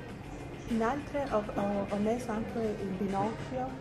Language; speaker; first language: Italian; non-native, fluent; Albanian